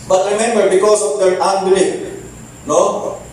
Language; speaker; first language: English; non-native, local second language; Filipino